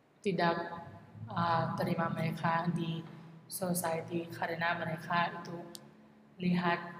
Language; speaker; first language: Indonesian; non-native, learner; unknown